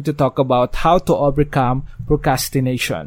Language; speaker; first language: English; non-native, local second language; Filipino